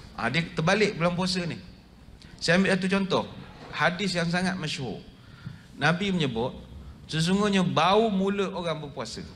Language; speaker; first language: Malay; native; Malay